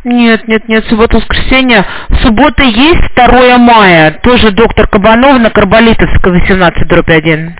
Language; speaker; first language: Russian; native; Russian